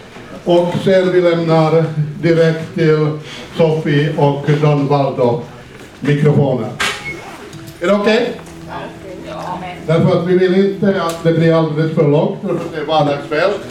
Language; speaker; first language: Swedish; non-native, fluent; Finnish